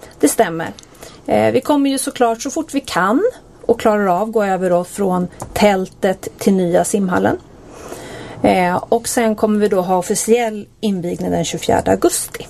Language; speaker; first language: Swedish; native; Swedish